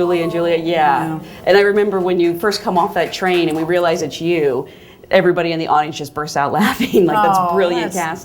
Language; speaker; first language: English; native; English